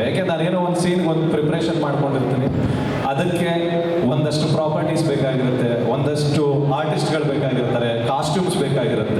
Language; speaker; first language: Kannada; native; Kannada